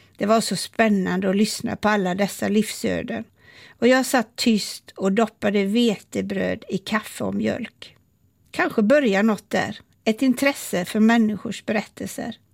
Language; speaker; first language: Swedish; native; Swedish